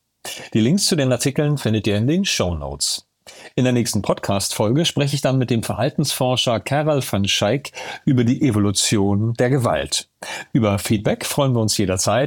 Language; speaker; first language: German; native; German